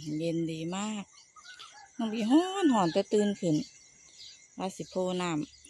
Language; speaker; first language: Thai; native; Thai